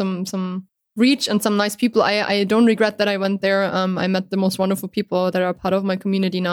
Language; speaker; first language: English; non-native, fluent; German